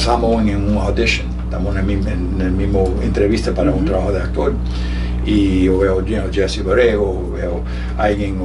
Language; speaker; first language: Spanish; early bilingual, heritage; Spanish